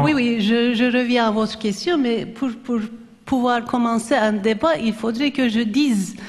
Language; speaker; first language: French; non-native, fluent; Turkish